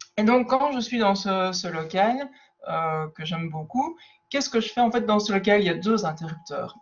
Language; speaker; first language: French; native; French